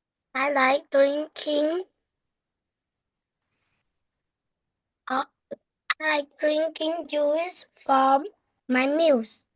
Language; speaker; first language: English; non-native, learner; Vietnamese